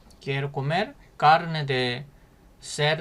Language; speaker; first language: Spanish; non-native, fluent; Korean